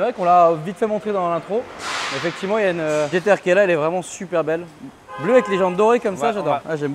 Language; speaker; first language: French; native; French